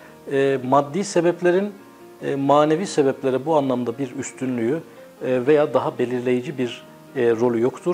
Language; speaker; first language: Turkish; native; Turkish